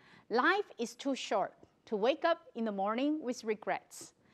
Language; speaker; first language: English; non-native, fluent; Chinese